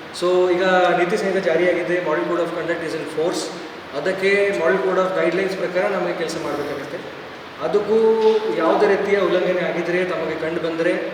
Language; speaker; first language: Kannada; non-native, fluent; Odia